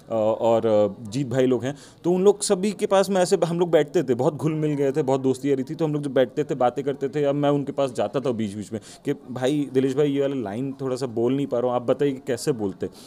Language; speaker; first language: Hindi; non-native, local second language; Odia